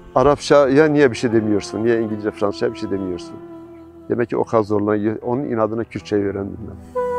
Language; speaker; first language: Turkish; non-native, local second language; Zaza